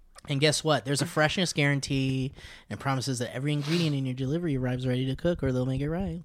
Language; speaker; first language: English; native; English